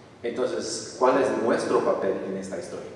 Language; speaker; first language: Spanish; non-native, fluent; English